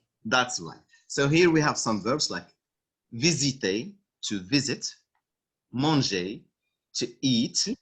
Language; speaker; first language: English; non-native, fluent; Arabic